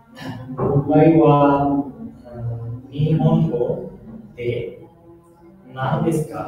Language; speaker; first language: Japanese; non-native, learner; Bangla